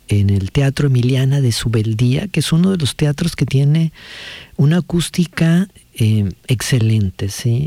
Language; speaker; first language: Spanish; native; Spanish